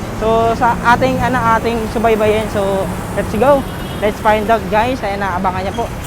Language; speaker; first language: Filipino; native; Filipino